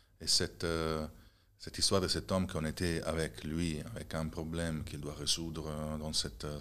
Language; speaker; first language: French; non-native, fluent; Italian